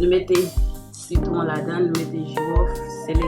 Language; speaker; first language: French; non-native, learner; Haitian Creole